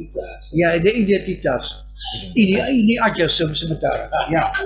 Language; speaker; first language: Indonesian; non-native, fluent; Dutch